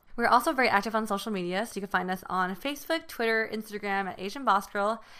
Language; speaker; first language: English; early bilingual, other home language; Chinese